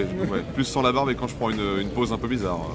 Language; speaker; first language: French; native; French